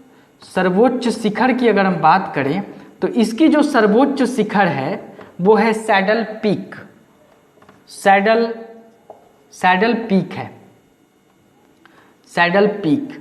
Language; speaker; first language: Hindi; native; Hindi